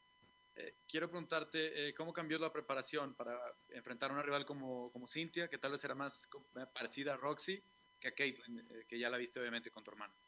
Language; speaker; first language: Spanish; native; Spanish